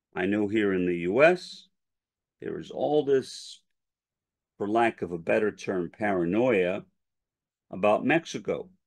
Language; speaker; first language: English; native; English